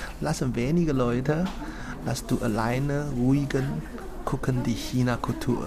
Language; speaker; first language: German; non-native, learner; Chinese